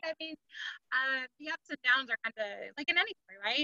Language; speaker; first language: English; native; English